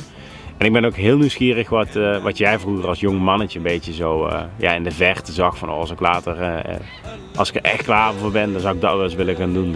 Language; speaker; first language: Dutch; native; Dutch